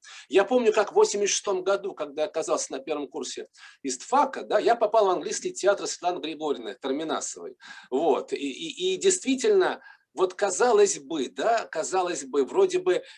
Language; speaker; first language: Russian; native; Russian